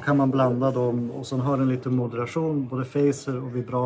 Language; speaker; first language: Swedish; native; Swedish